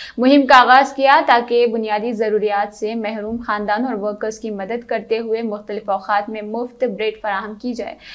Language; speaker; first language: Urdu; native; Urdu